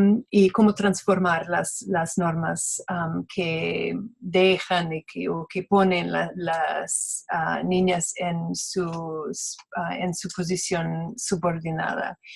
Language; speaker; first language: Spanish; non-native, fluent; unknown